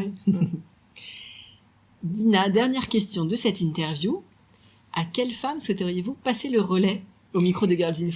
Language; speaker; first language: French; native; French